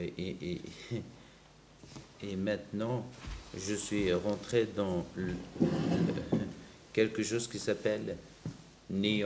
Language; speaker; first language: French; non-native, local second language; Arabic